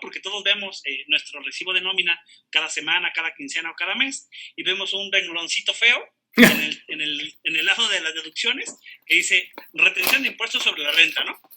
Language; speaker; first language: Spanish; native; Spanish